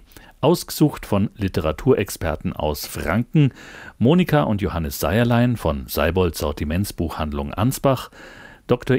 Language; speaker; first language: German; native; German